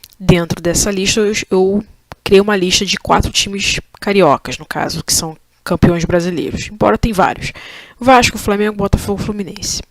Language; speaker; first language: Portuguese; native; Portuguese